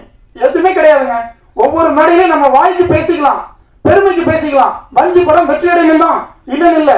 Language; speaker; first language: Tamil; native; Tamil